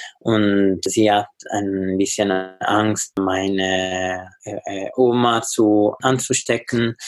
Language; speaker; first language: German; non-native, learner; Italian